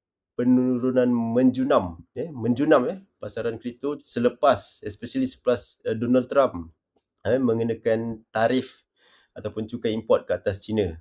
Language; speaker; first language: Malay; native; Malay